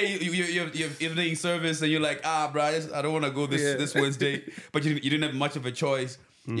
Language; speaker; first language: English; non-native, local second language; Venda